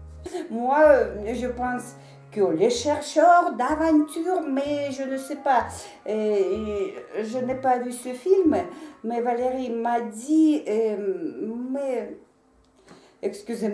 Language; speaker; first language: French; non-native, learner; Russian